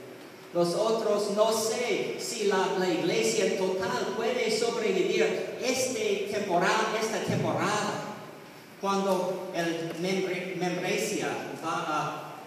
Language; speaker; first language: Spanish; non-native, learner; English